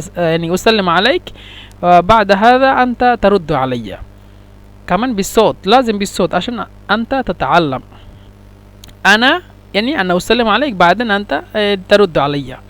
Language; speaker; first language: Arabic; non-native, fluent; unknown